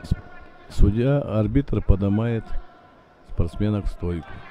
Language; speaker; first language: Russian; native; Russian